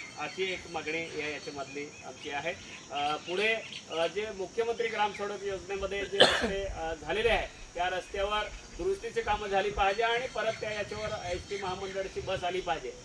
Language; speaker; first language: Marathi; non-native, local second language; Bhili